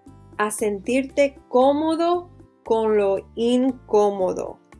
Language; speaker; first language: Spanish; non-native, fluent; English